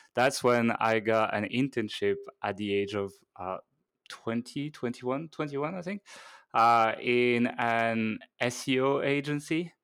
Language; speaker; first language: English; non-native, fluent; French